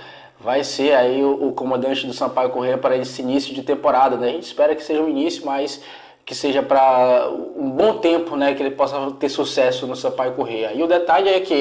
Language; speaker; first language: Portuguese; native; Portuguese